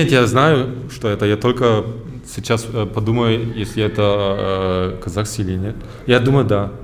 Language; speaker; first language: Russian; early bilingual, heritage; German